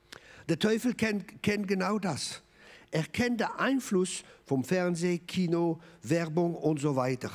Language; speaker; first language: German; non-native, fluent; French